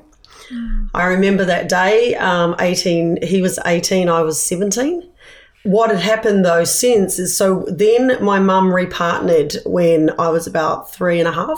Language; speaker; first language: English; native; English